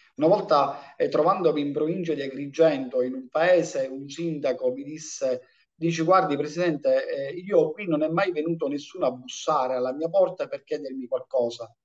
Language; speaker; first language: Italian; native; Italian